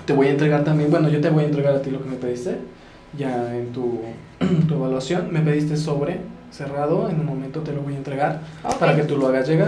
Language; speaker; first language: Spanish; native; Spanish